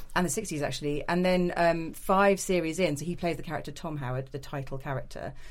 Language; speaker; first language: English; native; English